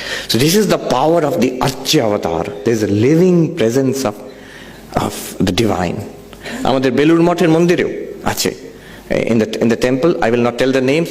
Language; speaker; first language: English; non-native, local second language; Bangla